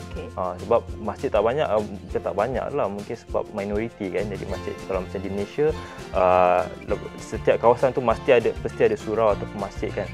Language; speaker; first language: Malay; native; Malay